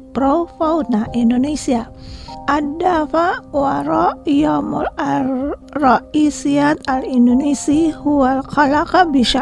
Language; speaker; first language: Arabic; non-native, fluent; Indonesian